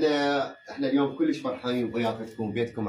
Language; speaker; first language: Arabic; native; Arabic